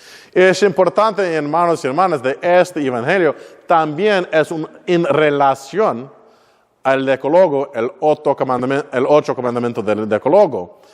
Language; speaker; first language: Spanish; non-native, learner; English